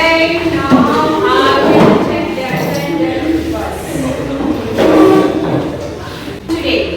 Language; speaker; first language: English; non-native, learner; Indonesian